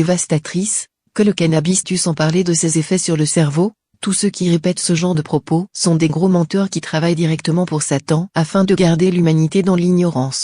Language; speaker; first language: French; native; French